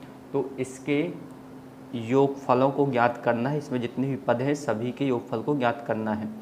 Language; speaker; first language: Hindi; native; Hindi